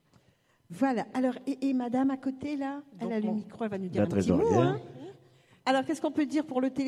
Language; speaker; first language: French; native; French